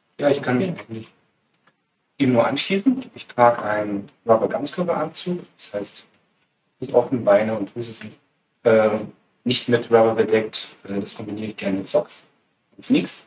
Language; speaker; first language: German; native; German